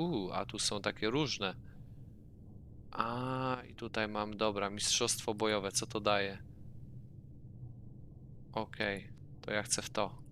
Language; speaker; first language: Polish; native; Polish